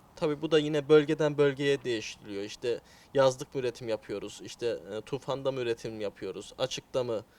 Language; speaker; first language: Turkish; native; Turkish